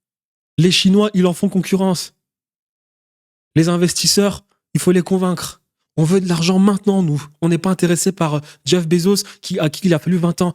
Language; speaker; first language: French; native; French